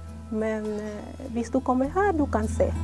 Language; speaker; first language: Norwegian; non-native, fluent; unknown